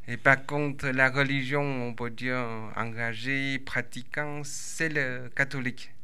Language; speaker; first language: French; non-native, fluent; Vietnamese